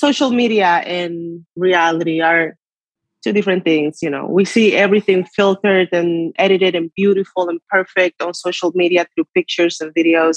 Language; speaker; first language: English; non-native, fluent; Spanish